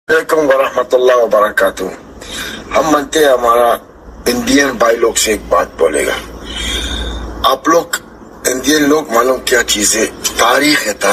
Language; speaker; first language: Hindi; non-native, learner; Arabic